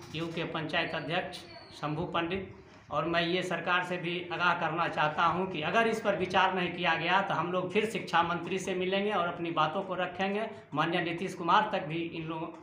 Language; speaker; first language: Hindi; native; Hindi